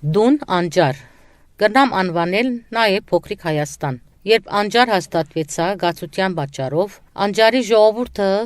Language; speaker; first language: Armenian; early bilingual, heritage; Armenian